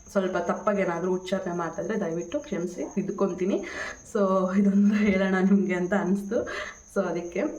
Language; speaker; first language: Kannada; non-native, local second language; Tamil